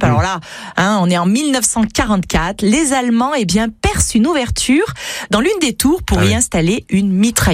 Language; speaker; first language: French; native; French